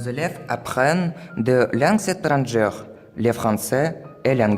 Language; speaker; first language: French; non-native, learner; Russian